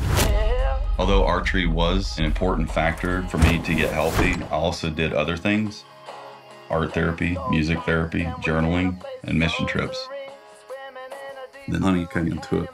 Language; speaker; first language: English; native; English